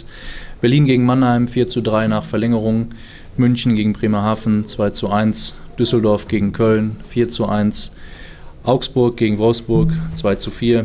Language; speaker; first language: German; native; German